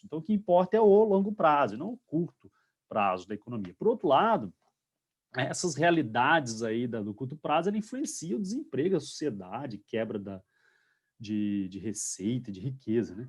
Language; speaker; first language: Portuguese; native; Portuguese